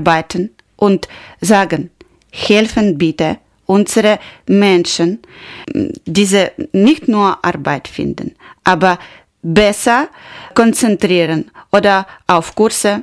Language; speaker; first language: German; non-native, learner; Ukrainian